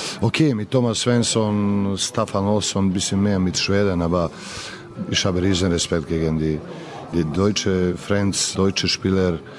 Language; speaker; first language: German; non-native, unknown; Serbian